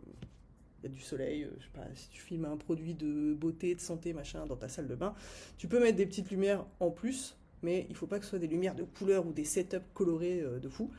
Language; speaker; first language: French; native; French